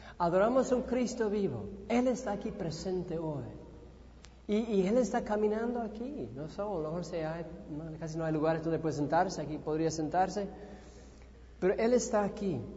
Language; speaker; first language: Spanish; non-native, fluent; English